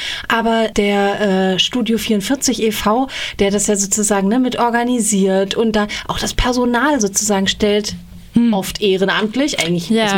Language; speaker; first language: German; native; German